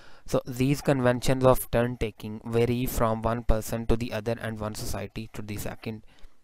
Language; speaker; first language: English; non-native, local second language; Urdu